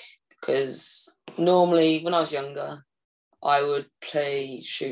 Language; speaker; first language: English; native; English